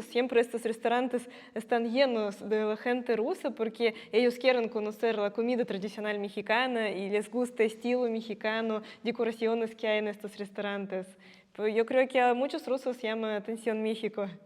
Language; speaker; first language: Spanish; non-native, fluent; Russian